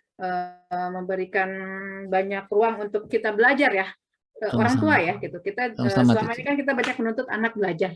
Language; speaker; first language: Indonesian; native; Indonesian